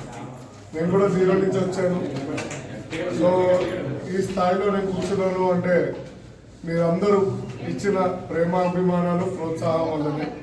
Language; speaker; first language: Telugu; native; Telugu